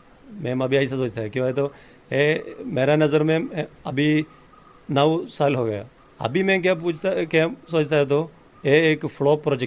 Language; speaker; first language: Hindi; non-native, local second language; Malayalam